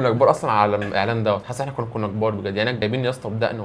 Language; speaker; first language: Arabic; native; Arabic